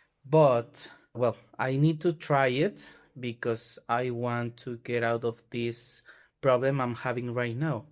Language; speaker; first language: English; non-native, learner; Spanish